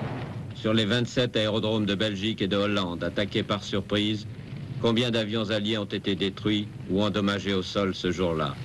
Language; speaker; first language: French; native; French